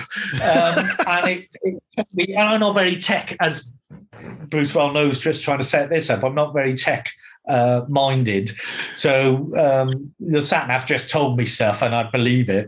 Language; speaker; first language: English; native; English